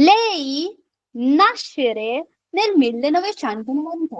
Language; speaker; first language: Italian; non-native, fluent; Urdu